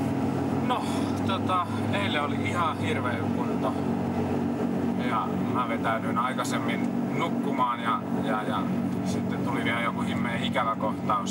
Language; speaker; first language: Finnish; native; Finnish